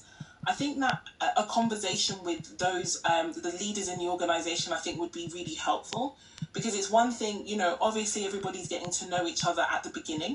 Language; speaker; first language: English; non-native, local second language; Yoruba